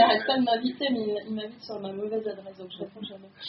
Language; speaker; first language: French; native; French